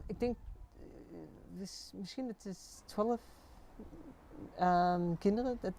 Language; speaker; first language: Dutch; early bilingual, heritage; English